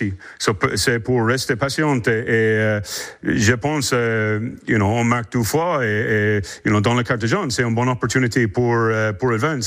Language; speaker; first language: French; non-native, learner; English